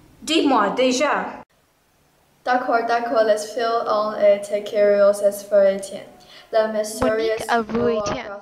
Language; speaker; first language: French; non-native, learner; English